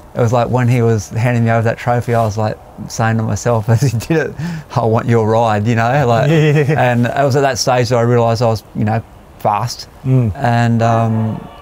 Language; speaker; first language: English; native; English